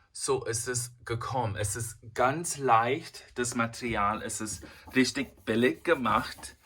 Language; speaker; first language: German; non-native, fluent; English